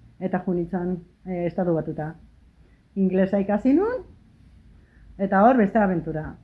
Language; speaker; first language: Basque; native; Basque